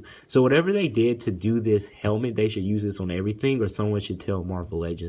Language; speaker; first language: English; native; English